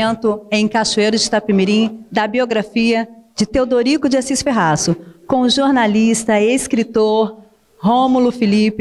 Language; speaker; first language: Portuguese; native; Portuguese